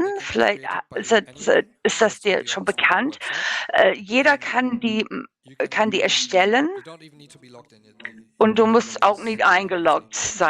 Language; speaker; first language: German; non-native, learner; English